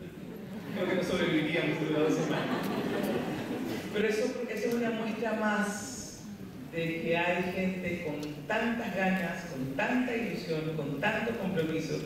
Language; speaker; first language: Spanish; native; Spanish